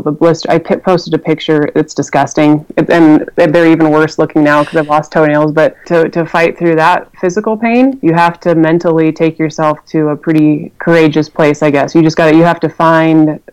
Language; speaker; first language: English; native; English